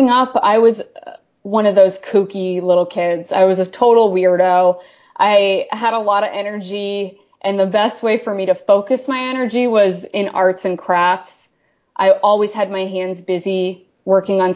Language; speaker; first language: English; native; English